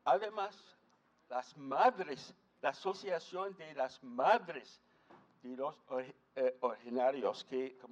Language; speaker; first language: Spanish; non-native, fluent; English